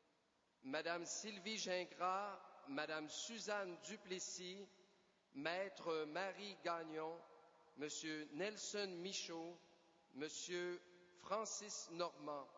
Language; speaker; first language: French; native; French